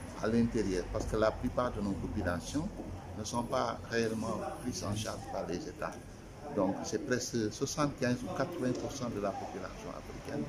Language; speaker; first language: French; non-native, local second language; Wolof